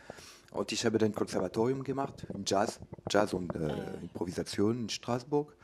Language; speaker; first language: German; non-native, learner; French